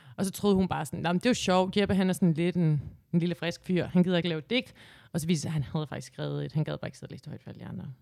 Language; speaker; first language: Danish; native; Danish